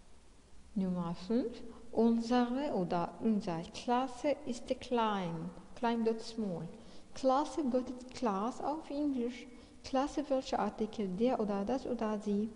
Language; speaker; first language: German; non-native, fluent; Arabic